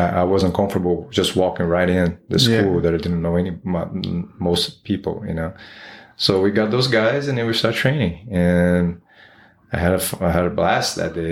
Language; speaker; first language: English; non-native, fluent; Portuguese